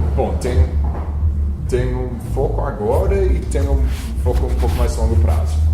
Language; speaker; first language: Portuguese; non-native, fluent; English